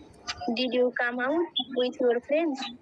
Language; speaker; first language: English; non-native, learner; Bangla